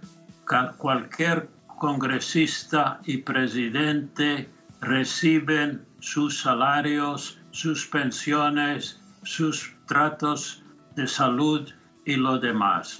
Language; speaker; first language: Spanish; non-native, fluent; English